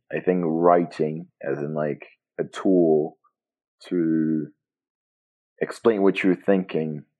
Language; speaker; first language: English; non-native, fluent; Portuguese